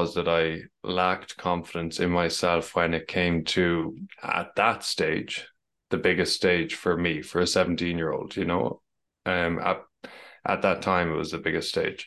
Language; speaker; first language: English; native; English